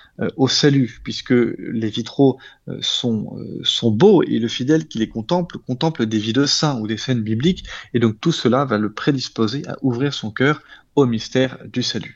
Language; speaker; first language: French; native; French